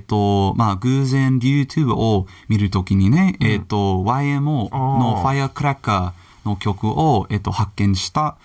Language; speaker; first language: Japanese; non-native, learner; English